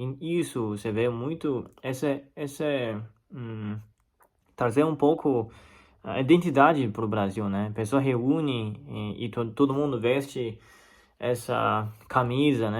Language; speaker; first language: Portuguese; non-native, fluent; Chinese